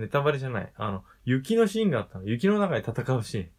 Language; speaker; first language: Japanese; native; Japanese